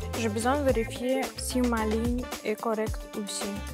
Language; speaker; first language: French; non-native, learner; Ukrainian